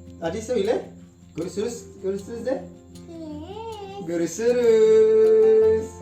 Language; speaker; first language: Turkish; non-native, learner; Indonesian